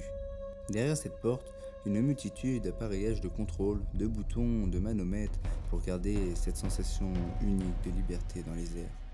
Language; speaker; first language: French; native; French